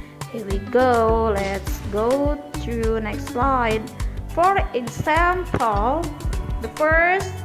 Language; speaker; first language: English; non-native, learner; Indonesian